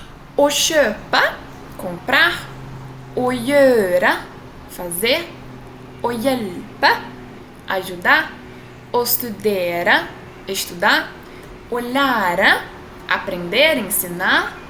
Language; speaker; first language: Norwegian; non-native, fluent; Portuguese